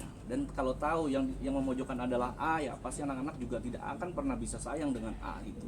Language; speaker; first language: Indonesian; native; Indonesian